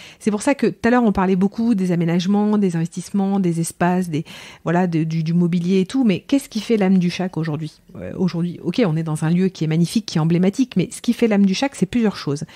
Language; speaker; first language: French; native; French